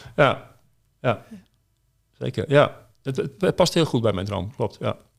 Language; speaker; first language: Dutch; native; Dutch